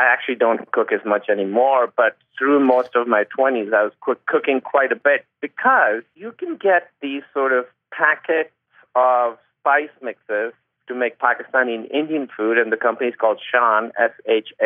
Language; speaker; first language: English; non-native, local second language; Urdu